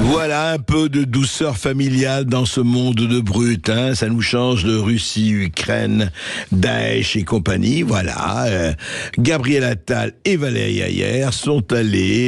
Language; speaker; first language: French; native; French